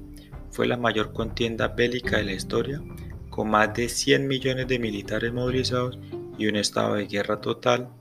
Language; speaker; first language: Spanish; native; Spanish